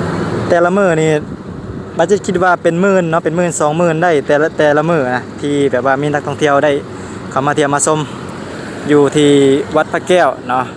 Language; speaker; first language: Thai; non-native, local second language; Northeastern Thai